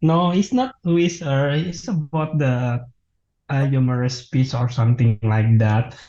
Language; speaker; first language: English; non-native, learner; Indonesian